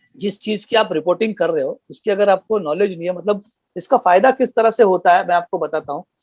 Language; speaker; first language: Hindi; non-native, local second language; Marathi